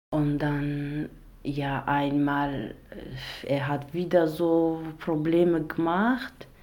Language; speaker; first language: German; non-native, learner; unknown